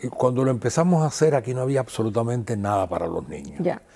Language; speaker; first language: Spanish; native; Spanish